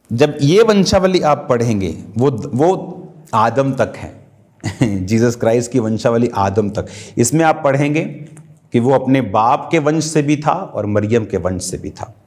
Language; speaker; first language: Hindi; non-native, local second language; Punjabi